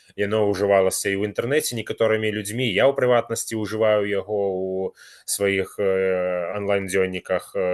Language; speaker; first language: Belarusian; native; Belarusian